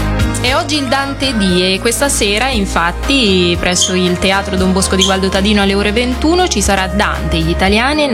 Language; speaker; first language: Italian; native; Italian